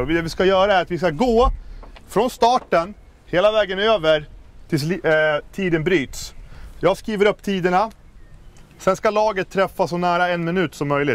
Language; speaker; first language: Swedish; native; Swedish